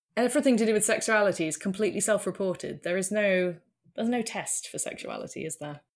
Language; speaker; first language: English; native; English